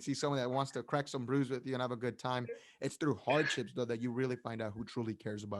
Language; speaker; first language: English; native; English